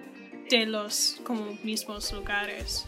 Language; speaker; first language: Spanish; non-native, learner; English